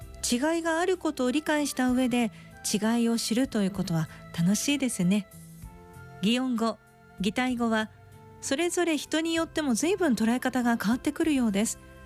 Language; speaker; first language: Japanese; native; Japanese